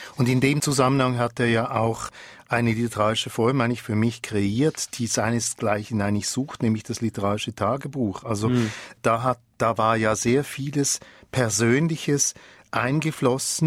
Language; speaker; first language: German; native; German